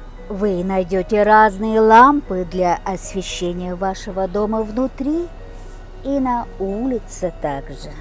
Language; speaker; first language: Russian; non-native, local second language; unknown